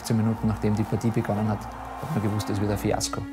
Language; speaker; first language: German; native; German